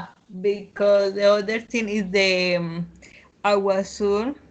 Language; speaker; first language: English; non-native, learner; Spanish